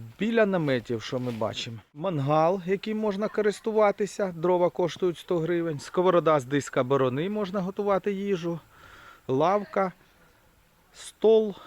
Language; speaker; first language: Ukrainian; non-native, local second language; Russian